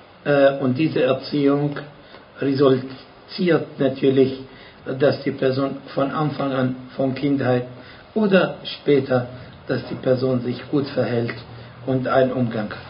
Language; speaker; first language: German; non-native, fluent; Arabic